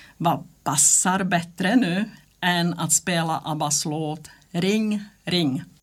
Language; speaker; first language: Swedish; non-native, fluent; Czech